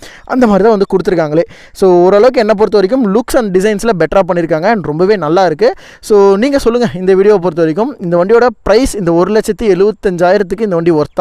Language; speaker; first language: Tamil; native; Tamil